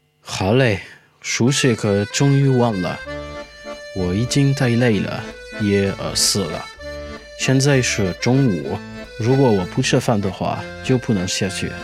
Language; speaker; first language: Chinese; non-native, learner; French